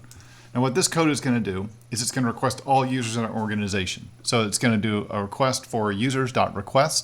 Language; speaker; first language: English; native; English